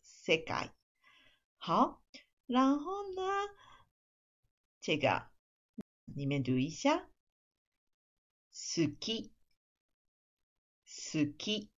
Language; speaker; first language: Chinese; non-native, fluent; Japanese